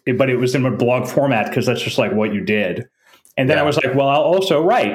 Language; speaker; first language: English; non-native, fluent; French